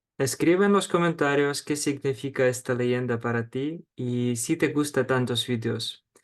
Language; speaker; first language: Spanish; non-native, fluent; Ukrainian